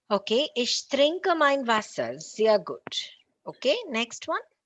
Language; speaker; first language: German; non-native, fluent; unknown